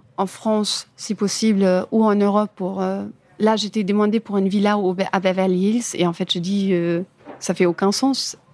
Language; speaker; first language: French; non-native, fluent; German